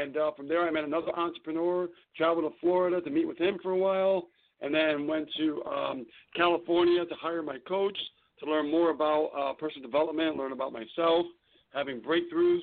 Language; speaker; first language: English; native; English